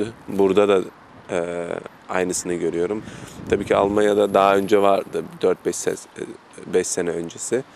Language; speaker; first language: Turkish; early bilingual, heritage; German